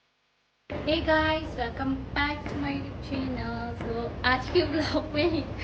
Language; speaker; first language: Hindi; non-native, local second language; Tibetan